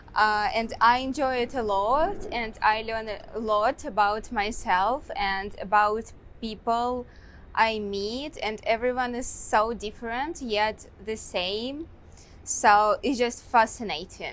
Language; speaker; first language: English; non-native, fluent; Russian